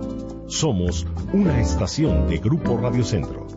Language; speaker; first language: Spanish; native; Spanish